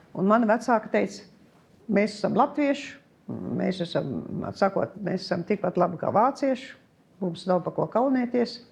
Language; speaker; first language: Latvian; early bilingual, heritage; Latvian